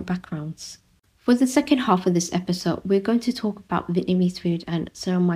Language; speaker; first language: English; non-native, local second language; Vietnamese